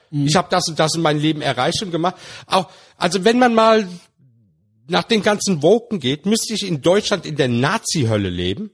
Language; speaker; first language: German; early bilingual, other home language; Turkish